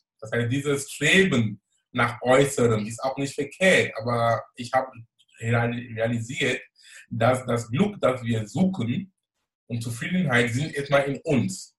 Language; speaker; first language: German; non-native, fluent; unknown